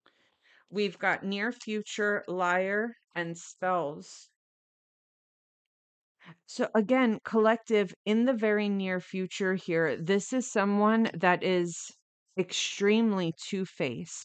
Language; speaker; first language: English; native; English